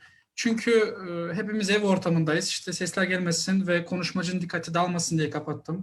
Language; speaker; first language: Turkish; native; Turkish